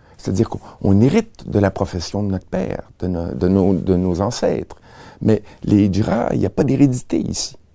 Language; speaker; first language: French; native; French